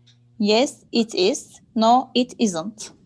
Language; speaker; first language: English; non-native, learner; Turkish